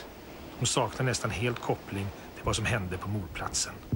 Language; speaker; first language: Swedish; native; Swedish